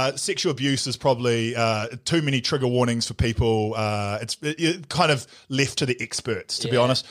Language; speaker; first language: English; native; English